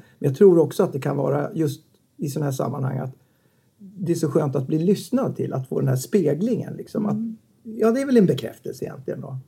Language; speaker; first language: Swedish; native; Swedish